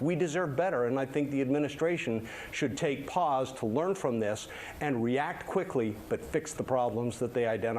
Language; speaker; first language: English; native; English